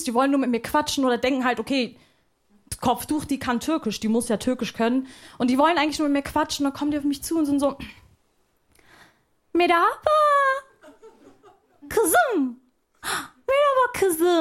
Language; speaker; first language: German; early bilingual, other home language; Arabic